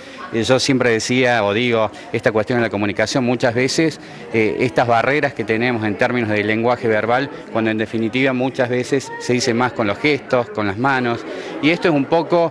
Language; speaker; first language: Spanish; native; Spanish